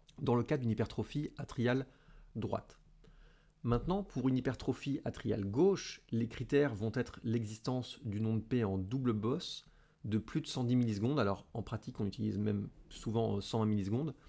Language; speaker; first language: French; native; French